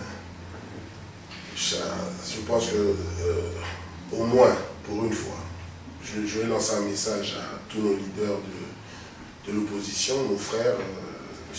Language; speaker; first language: French; non-native, local second language; Lingala